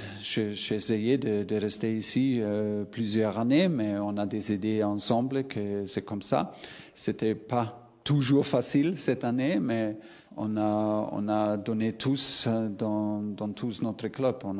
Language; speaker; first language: French; non-native, learner; German